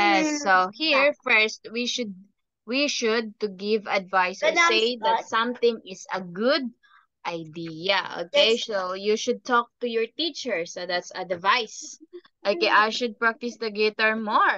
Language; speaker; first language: English; non-native, fluent; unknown